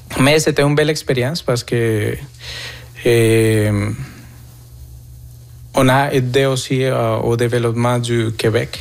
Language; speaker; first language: French; non-native, fluent; Spanish